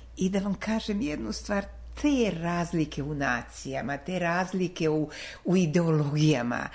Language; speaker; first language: Serbian; non-native, local second language; Slovak